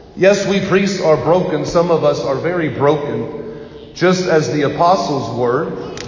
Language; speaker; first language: English; native; English